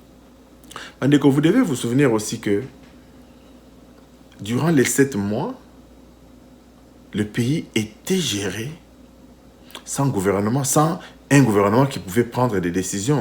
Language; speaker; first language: French; non-native, local second language; Lingala